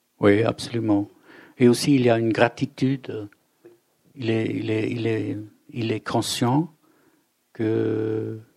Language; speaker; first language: French; non-native, fluent; German